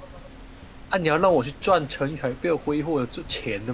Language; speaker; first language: Chinese; native; Chinese